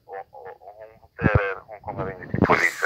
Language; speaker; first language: Swedish; non-native, learner; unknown